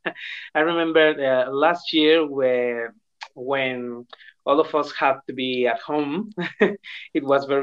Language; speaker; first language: English; non-native, learner; Spanish